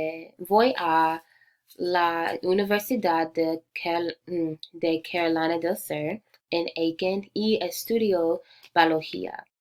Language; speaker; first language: Spanish; non-native, learner; English